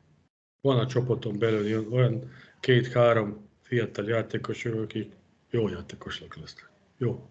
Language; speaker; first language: Hungarian; non-native, fluent; Serbian